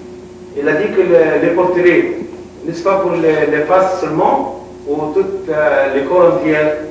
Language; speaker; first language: French; non-native, local second language; Arabic